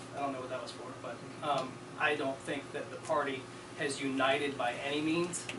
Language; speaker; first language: English; native; English